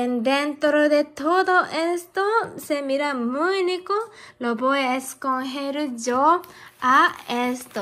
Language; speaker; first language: Spanish; non-native, learner; Japanese